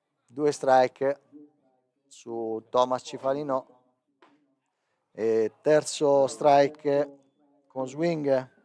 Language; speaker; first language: Italian; native; Italian